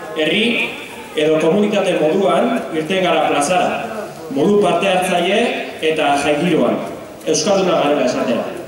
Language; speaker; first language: Basque; native; Basque